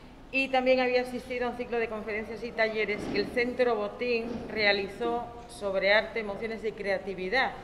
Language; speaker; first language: Spanish; native; Spanish